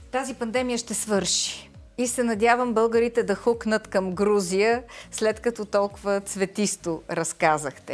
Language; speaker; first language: Bulgarian; native; Bulgarian